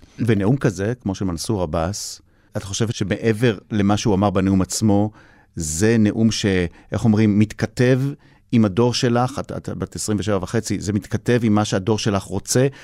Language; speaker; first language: Hebrew; native; Hebrew